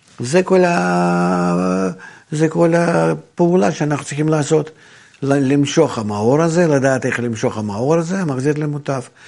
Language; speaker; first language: Hebrew; non-native, fluent; Russian